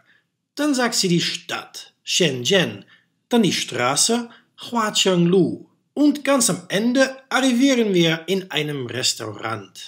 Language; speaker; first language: German; non-native, fluent; Dutch